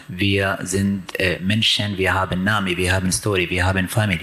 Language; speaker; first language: German; non-native, learner; Arabic